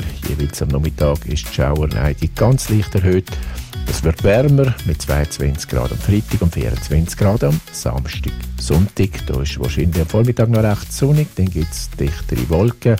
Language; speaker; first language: German; native; German